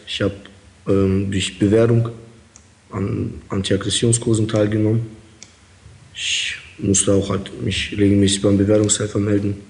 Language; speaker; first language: German; early bilingual, other home language; Russian